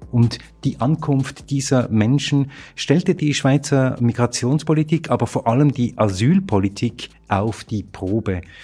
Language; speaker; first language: German; native; German